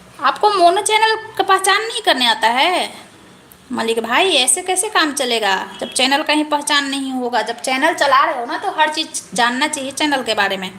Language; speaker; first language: Hindi; native; Hindi